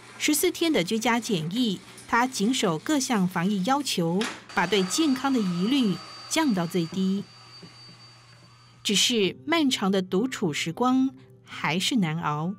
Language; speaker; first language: Chinese; native; Chinese